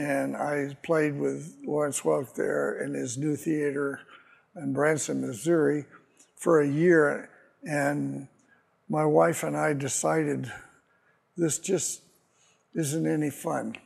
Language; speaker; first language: English; native; English